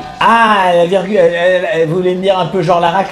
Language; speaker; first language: French; native; French